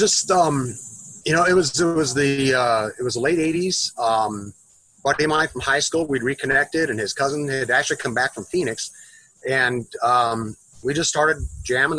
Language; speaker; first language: English; native; English